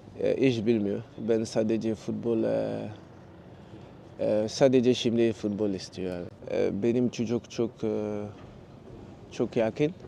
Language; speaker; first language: Turkish; non-native, learner; French